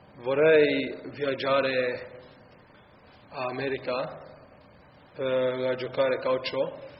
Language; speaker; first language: Italian; early bilingual, heritage; Italian